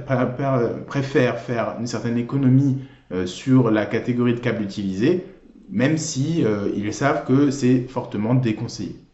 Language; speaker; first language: French; native; French